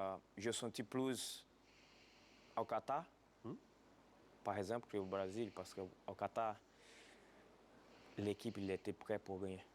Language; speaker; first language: French; non-native, fluent; Portuguese